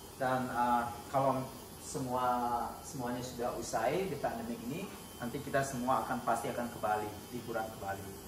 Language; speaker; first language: Indonesian; non-native, local second language; Balinese